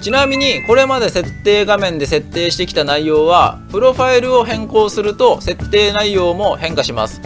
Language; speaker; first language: Japanese; native; Japanese